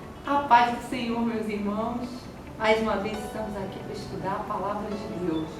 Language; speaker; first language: Portuguese; native; Portuguese